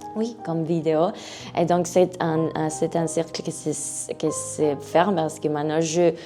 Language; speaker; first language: French; non-native, learner; Spanish